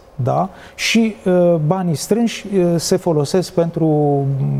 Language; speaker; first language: Romanian; native; Romanian